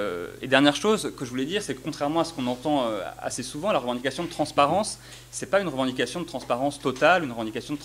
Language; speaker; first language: French; native; French